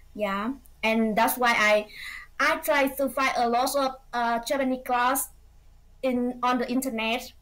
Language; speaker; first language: English; non-native, fluent; Vietnamese